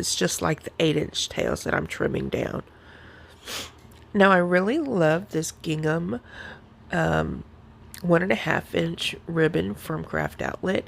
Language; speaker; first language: English; native; English